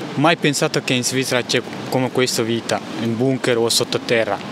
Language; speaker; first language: Italian; non-native, learner; Tigrinya